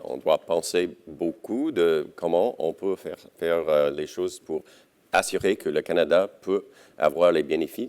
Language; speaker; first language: French; non-native, local second language; English